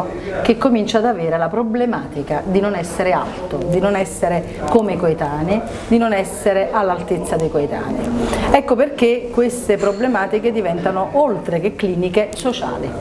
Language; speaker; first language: Italian; native; Italian